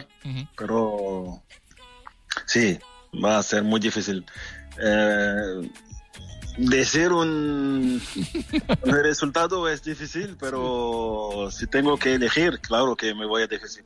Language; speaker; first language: Spanish; non-native, fluent; French